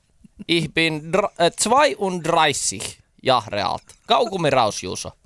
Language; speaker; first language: German; non-native, learner; Finnish